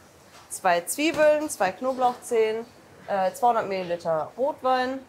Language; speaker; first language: German; native; German